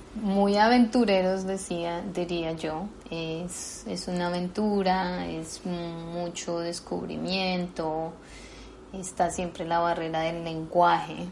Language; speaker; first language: Spanish; native; Spanish